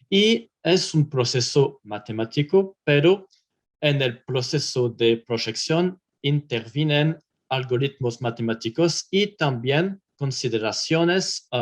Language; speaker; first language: Spanish; non-native, fluent; French